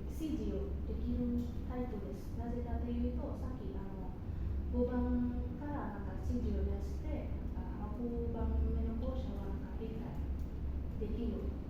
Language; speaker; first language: Japanese; non-native, learner; Indonesian